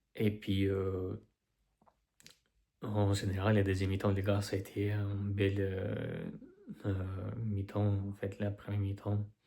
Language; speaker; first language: French; non-native, fluent; Albanian